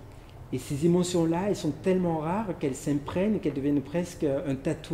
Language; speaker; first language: French; native; French